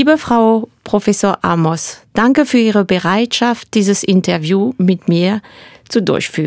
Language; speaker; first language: German; non-native, fluent; French